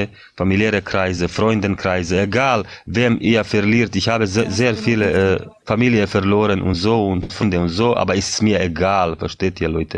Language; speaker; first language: German; non-native, fluent; Bosnian